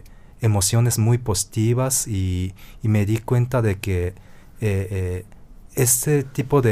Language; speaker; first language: Spanish; non-native, fluent; Japanese